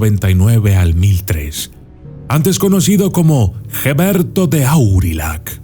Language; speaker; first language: Spanish; native; Spanish